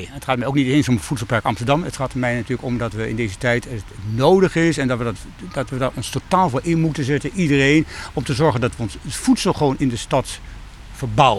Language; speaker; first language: Dutch; native; Dutch